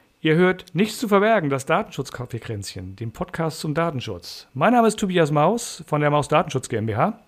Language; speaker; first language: German; native; German